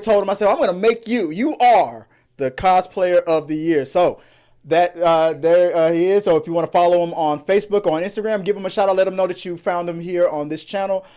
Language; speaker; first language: English; native; English